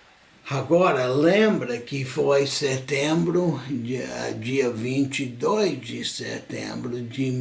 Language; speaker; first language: Portuguese; non-native, fluent; English